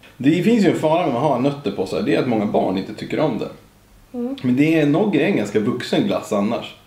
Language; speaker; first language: Swedish; native; Swedish